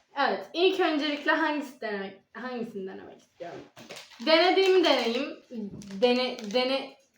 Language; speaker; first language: Turkish; native; Turkish